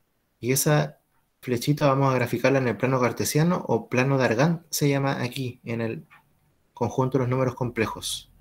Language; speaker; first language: Spanish; native; Spanish